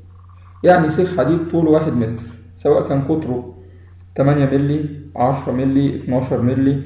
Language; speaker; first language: Arabic; native; Arabic